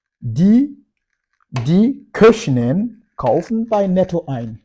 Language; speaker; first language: German; non-native, fluent; French